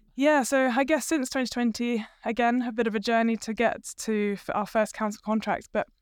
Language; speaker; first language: English; native; English